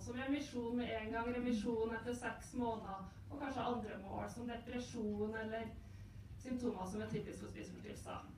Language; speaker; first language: Norwegian; native; Norwegian